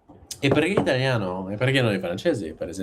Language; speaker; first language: Italian; non-native, fluent; French